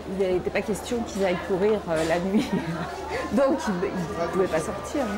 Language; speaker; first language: French; native; French